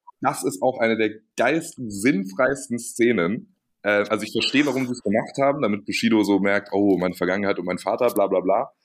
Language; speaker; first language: German; native; German